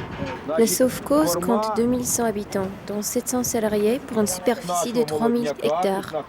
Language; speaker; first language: French; native; French